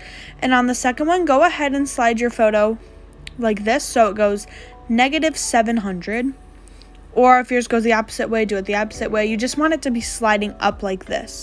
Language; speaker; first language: English; native; English